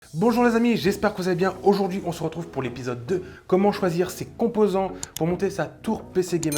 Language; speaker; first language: French; native; French